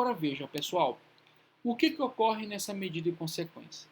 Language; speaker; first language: Portuguese; native; Portuguese